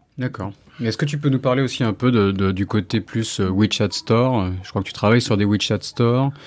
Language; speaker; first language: French; native; French